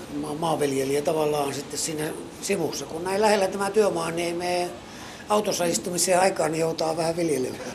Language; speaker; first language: Finnish; native; Finnish